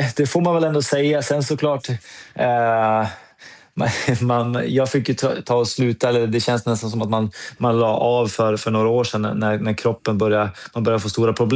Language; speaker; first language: Swedish; native; Swedish